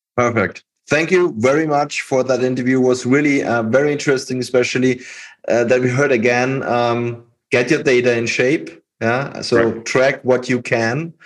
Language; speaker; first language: English; non-native, fluent; German